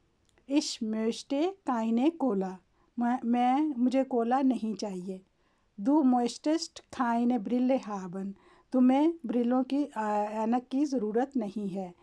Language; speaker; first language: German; non-native, fluent; Urdu